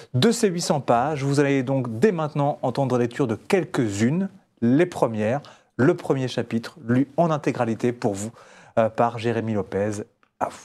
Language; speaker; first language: French; native; French